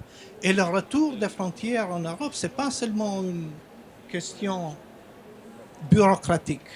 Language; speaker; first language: French; non-native, fluent; Albanian